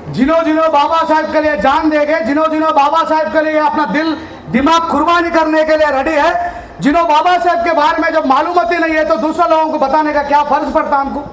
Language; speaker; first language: Hindi; non-native, local second language; Telugu